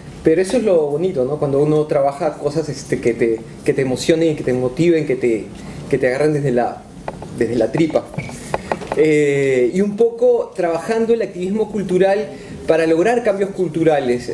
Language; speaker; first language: Spanish; native; Spanish